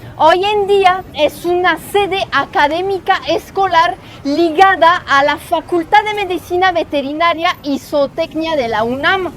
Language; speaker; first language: Spanish; native; Spanish